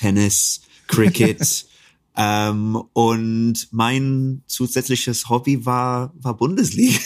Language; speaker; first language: German; non-native, fluent; English